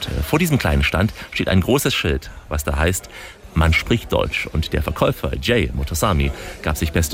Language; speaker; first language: German; native; German